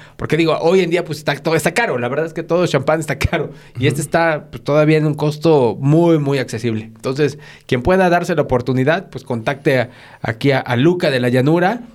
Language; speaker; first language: Spanish; native; Spanish